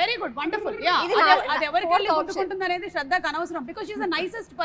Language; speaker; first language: Telugu; native; Telugu